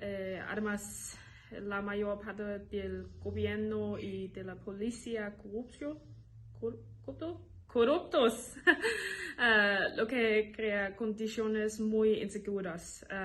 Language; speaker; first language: Spanish; non-native, learner; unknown